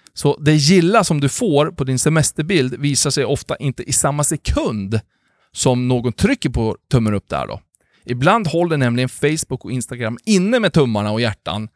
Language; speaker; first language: Swedish; native; Swedish